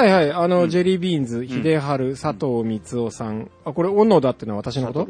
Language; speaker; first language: Japanese; native; Japanese